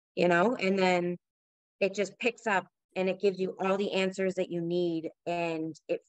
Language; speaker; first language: English; native; English